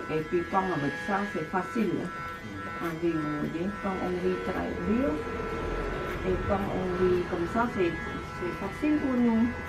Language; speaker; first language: French; non-native, fluent; Khmer